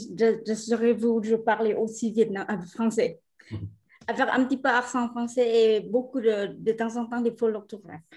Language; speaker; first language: French; non-native, fluent; Vietnamese